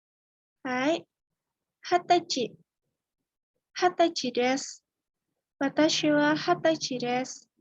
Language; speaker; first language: Japanese; non-native, fluent; Indonesian